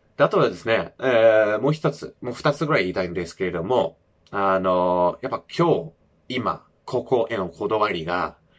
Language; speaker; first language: Japanese; non-native, fluent; English